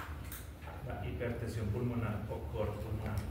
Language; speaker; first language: Spanish; native; Spanish